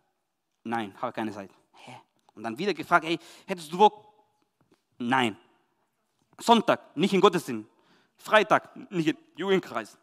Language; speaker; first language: German; non-native, learner; Spanish